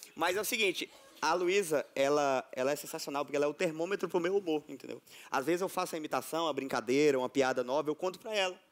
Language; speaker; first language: Portuguese; native; Portuguese